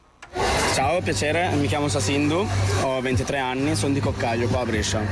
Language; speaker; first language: Italian; early bilingual, other home language; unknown